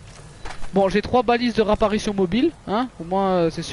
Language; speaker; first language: French; native; French